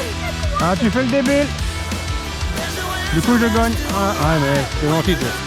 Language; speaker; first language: French; native; French